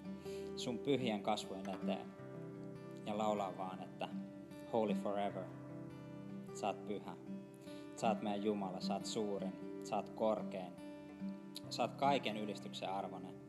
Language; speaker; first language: Finnish; native; Finnish